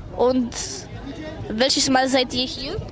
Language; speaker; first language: German; non-native, learner; Polish